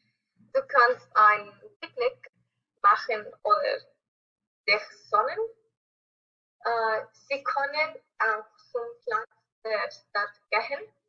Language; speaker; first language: German; non-native, learner; Spanish